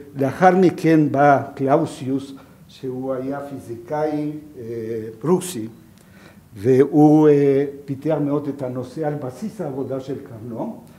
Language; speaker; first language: Hebrew; non-native, fluent; Yiddish